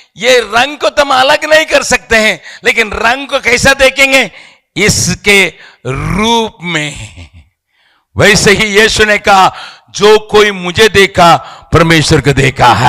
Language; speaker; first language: Hindi; non-native, local second language; Tamil